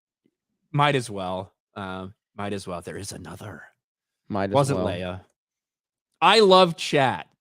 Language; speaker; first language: English; native; English